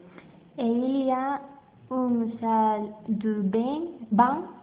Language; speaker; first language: French; non-native, learner; Spanish